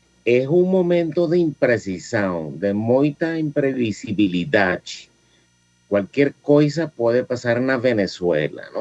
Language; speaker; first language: Portuguese; non-native, fluent; Spanish